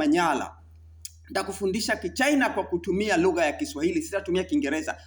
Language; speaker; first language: Swahili; native; Swahili